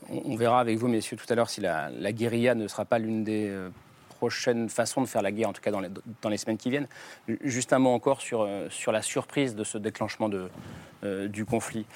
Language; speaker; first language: French; native; French